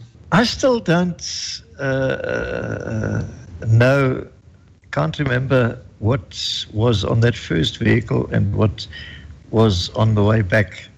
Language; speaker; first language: English; non-native, local second language; Afrikaans